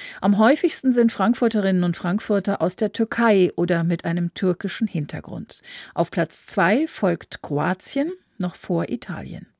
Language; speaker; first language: German; native; German